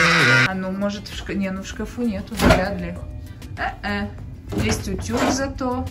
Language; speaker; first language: Russian; native; Russian